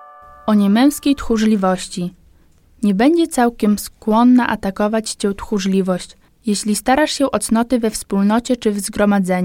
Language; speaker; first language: Polish; native; Polish